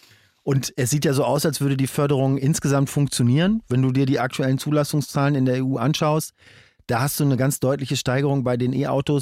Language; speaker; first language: German; native; German